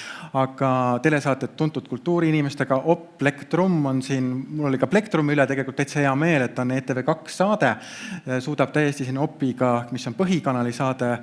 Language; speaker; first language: Estonian; native; Estonian